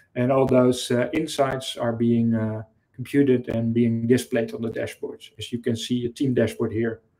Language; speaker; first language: English; non-native, fluent; Dutch